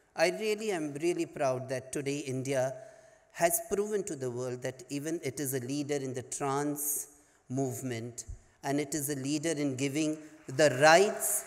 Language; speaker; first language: English; non-native, local second language; Hindi